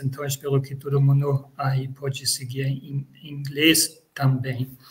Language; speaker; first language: Portuguese; non-native, fluent; German